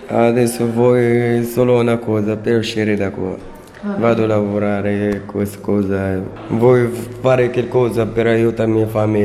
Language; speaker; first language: Italian; non-native, learner; Arabic